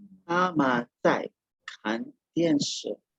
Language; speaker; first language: Chinese; non-native, learner; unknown